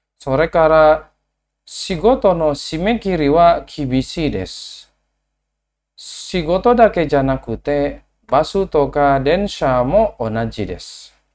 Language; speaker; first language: Japanese; non-native, learner; Indonesian